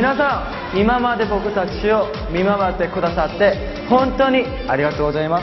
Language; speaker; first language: Japanese; non-native, fluent; Korean